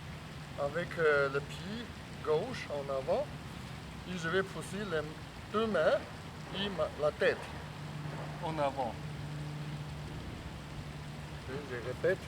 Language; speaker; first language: French; non-native, learner; Chinese